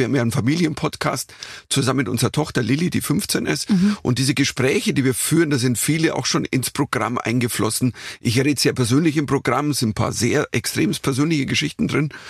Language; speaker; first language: German; native; German